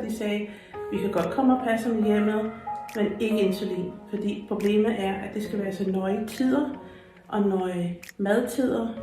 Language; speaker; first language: Danish; non-native, fluent; English